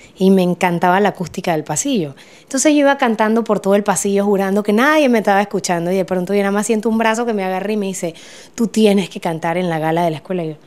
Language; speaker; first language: Spanish; native; Spanish